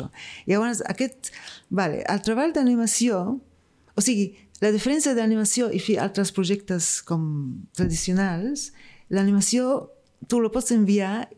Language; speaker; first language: Catalan; non-native, fluent; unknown